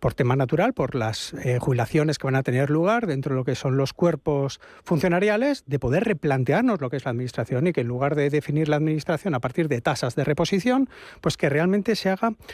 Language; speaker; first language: Spanish; native; Spanish